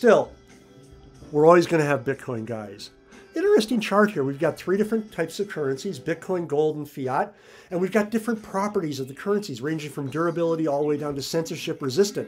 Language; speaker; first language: English; native; English